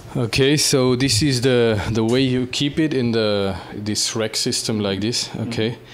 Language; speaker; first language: English; non-native, fluent; German